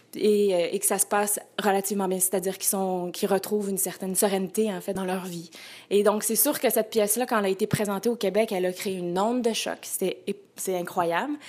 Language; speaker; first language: French; native; French